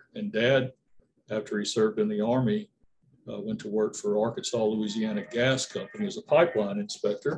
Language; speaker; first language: English; native; English